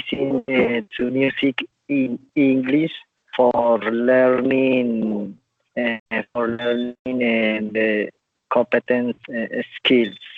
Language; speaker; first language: English; non-native, learner; Spanish